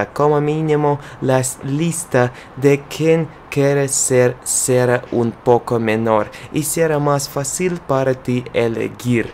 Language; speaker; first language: Spanish; non-native, learner; Russian